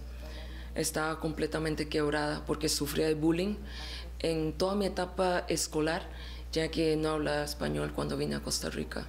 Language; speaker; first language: Spanish; early bilingual, other home language; Chinese